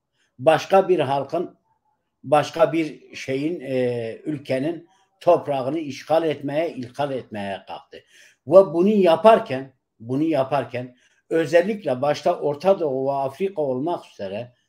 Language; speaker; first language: Turkish; non-native, local second language; Kurdish